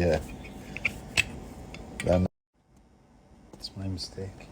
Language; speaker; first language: English; non-native, learner; Arabic